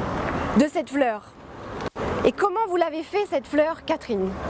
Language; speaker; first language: French; native; French